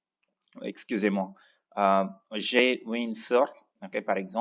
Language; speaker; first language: French; non-native, fluent; Tamil